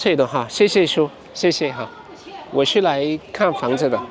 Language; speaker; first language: Chinese; non-native, fluent; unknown